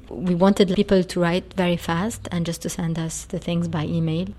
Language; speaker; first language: English; non-native, fluent; Arabic